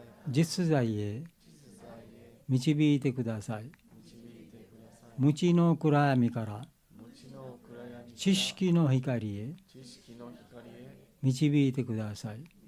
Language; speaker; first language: Japanese; non-native, learner; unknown